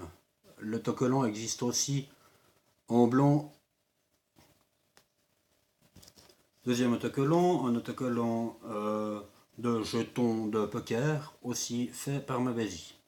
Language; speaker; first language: French; native; French